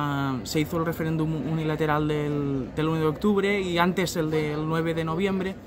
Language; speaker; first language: Spanish; native; Spanish